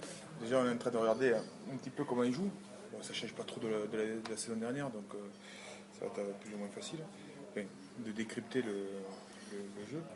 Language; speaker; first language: French; native; French